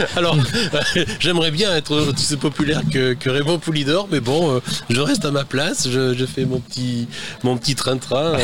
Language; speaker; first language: French; native; French